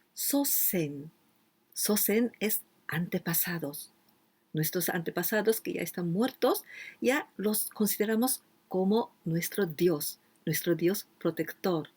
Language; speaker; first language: Spanish; non-native, fluent; Japanese